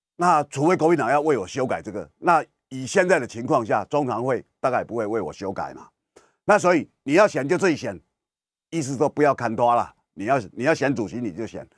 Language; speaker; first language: Chinese; native; Chinese